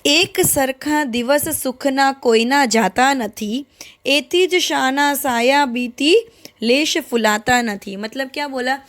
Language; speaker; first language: Hindi; non-native, local second language; Gujarati